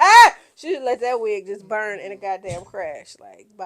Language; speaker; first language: English; native; English